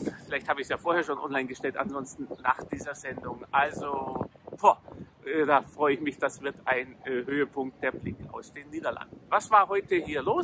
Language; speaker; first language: German; native; German